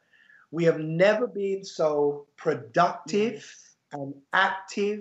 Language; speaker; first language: English; native; English